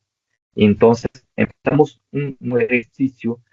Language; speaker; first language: Spanish; non-native, local second language; Portuguese